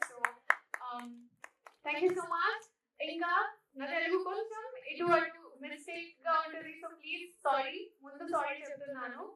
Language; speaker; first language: Telugu; non-native, learner; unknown